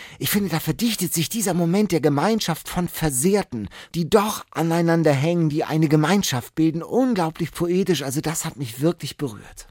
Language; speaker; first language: German; native; German